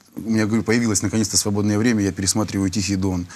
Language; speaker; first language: Russian; native; Russian